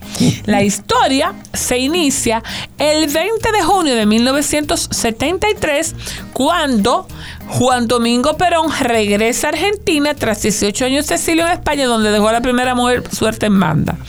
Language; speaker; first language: Spanish; native; Spanish